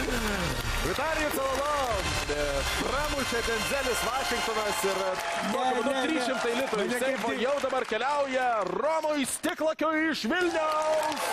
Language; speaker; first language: Lithuanian; native; Lithuanian